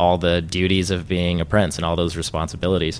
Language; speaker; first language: English; native; English